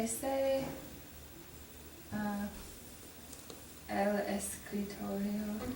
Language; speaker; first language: Spanish; non-native, learner; English